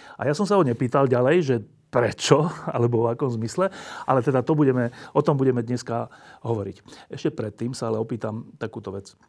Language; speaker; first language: Slovak; native; Slovak